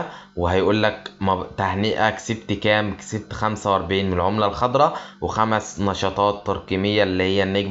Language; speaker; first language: Arabic; native; Arabic